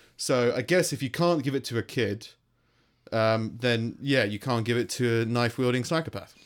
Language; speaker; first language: English; native; English